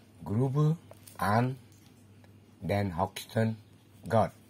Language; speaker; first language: German; non-native, learner; Indonesian